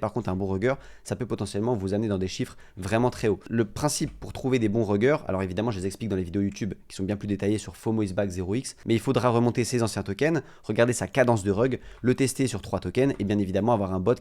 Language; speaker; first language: French; native; French